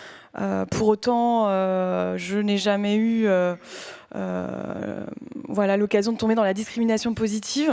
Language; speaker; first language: French; native; French